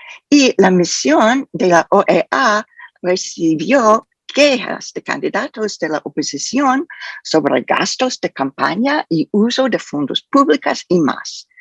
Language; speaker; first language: Spanish; non-native, fluent; English